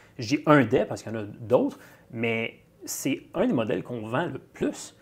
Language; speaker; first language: French; native; French